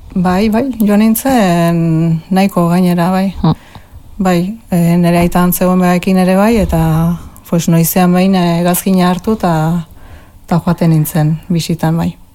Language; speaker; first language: Basque; non-native, local second language; Spanish